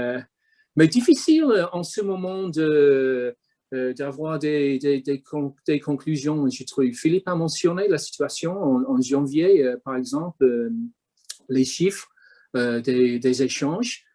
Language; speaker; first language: French; non-native, fluent; English